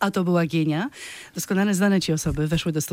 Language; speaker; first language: Polish; native; Polish